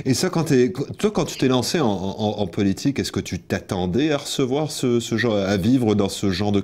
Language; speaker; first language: French; native; French